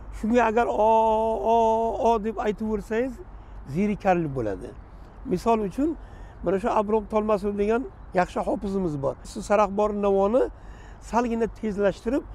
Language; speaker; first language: Uzbek; non-native, local second language; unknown